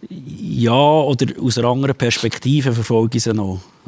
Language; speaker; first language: German; native; German